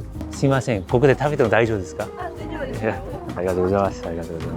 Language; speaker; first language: Japanese; non-native, learner; English